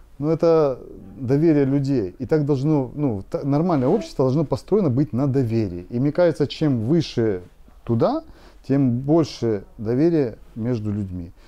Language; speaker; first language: Russian; native; Russian